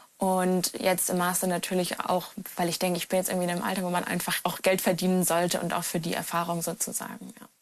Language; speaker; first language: German; native; German